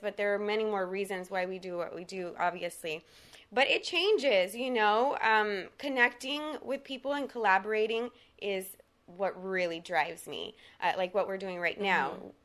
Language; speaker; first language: English; early bilingual, other home language; Spanish